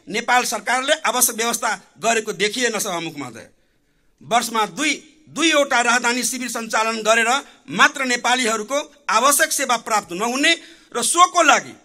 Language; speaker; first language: Nepali; non-native, local second language; Maithili